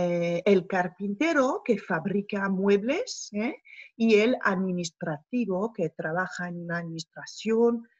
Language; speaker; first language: Spanish; non-native, fluent; French